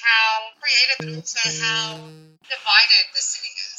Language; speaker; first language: English; native; English